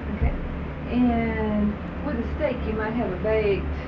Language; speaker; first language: English; native; English